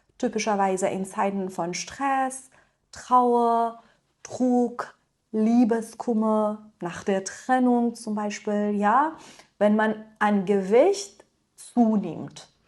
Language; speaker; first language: German; non-native, fluent; Persian